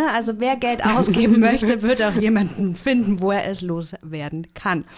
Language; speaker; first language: German; native; German